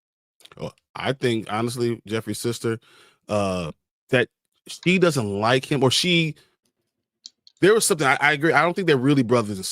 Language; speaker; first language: English; native; English